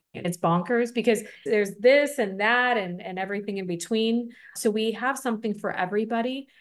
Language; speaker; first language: English; native; English